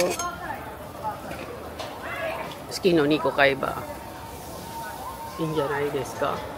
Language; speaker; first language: Japanese; non-native, learner; Filipino